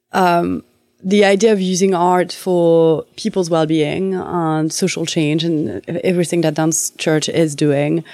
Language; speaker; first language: English; non-native, fluent; French